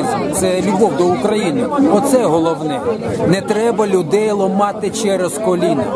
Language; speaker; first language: Ukrainian; non-native, local second language; Russian